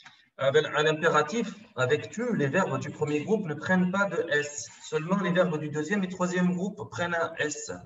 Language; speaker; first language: French; non-native, local second language; Arabic